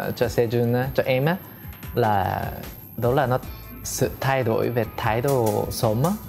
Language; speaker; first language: Vietnamese; non-native, fluent; Korean